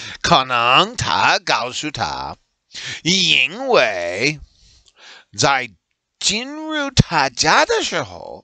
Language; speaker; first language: Chinese; non-native, learner; English